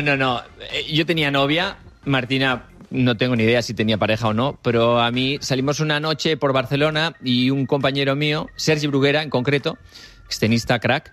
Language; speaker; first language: Spanish; native; Spanish